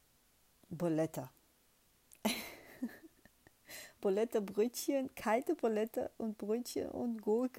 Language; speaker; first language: German; non-native, fluent; Portuguese